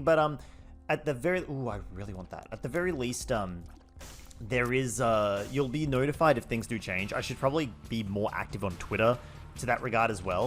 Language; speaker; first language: English; native; English